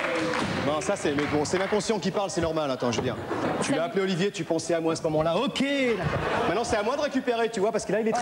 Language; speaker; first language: French; native; French